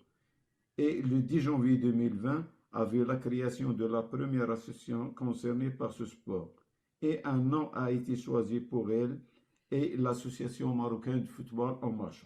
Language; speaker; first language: French; non-native, local second language; Arabic